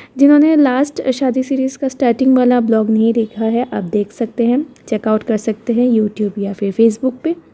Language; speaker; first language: Hindi; non-native, local second language; Bangla